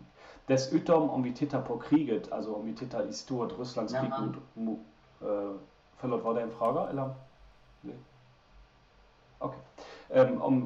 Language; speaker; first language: Swedish; non-native, fluent; German